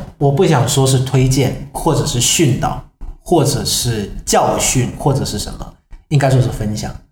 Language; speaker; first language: Chinese; non-native, fluent; Vietnamese